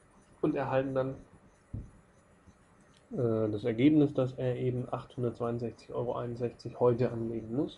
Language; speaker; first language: German; native; German